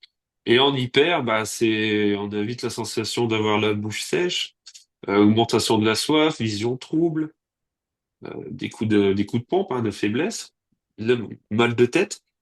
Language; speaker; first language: French; native; French